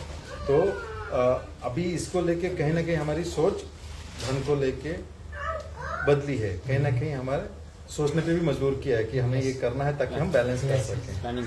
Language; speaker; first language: Hindi; native; Hindi